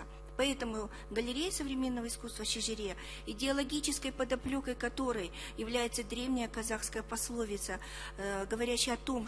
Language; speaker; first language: Russian; native; Russian